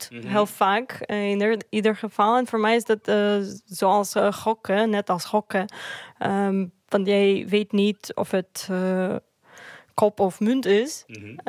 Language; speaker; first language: Dutch; non-native, fluent; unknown